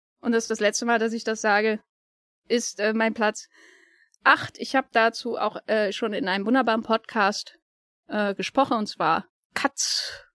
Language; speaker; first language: German; native; German